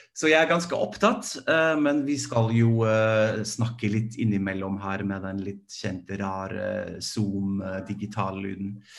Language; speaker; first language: Norwegian; non-native, fluent; German